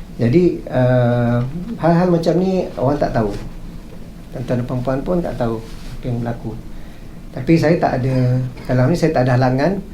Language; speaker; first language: Malay; native; Malay